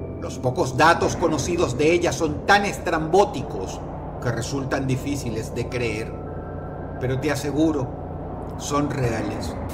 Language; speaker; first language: Spanish; native; Spanish